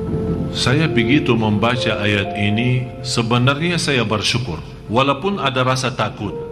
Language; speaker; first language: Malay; non-native, fluent; Arabic